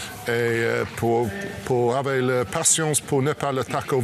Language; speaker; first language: French; non-native, learner; English